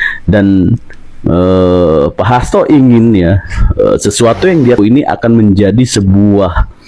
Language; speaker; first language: Indonesian; native; Indonesian